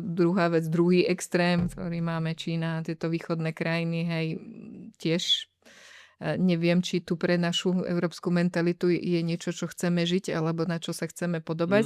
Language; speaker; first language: Slovak; native; Slovak